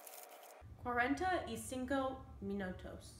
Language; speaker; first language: Spanish; non-native, learner; English